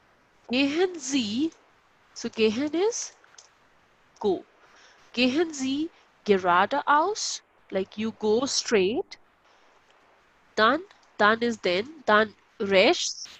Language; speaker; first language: German; non-native, local second language; Hindi